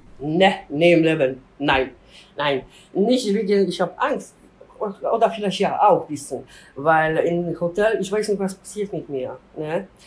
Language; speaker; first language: German; non-native, learner; Polish